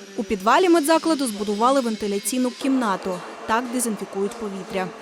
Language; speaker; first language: Ukrainian; native; Ukrainian